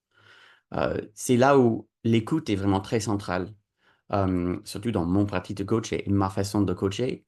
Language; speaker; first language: French; non-native, fluent; English